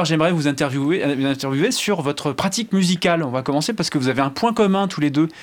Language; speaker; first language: French; native; French